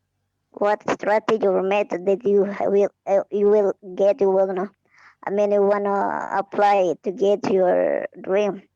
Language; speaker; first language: English; non-native, fluent; Indonesian